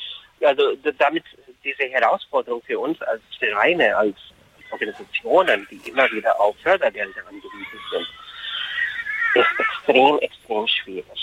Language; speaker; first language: German; non-native, fluent; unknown